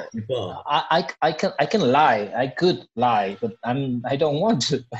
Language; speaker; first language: English; non-native, fluent; Spanish